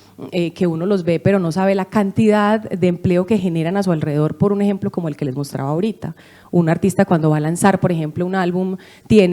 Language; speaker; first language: Spanish; native; Spanish